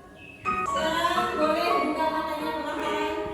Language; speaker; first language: Indonesian; native; Indonesian